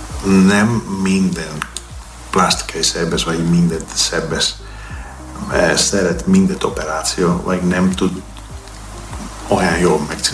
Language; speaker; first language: Hungarian; non-native, learner; Greek